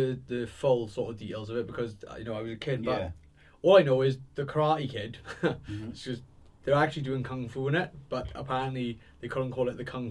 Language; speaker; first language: English; native; English